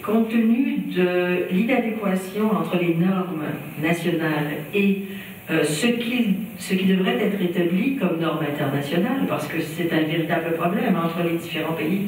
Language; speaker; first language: French; native; French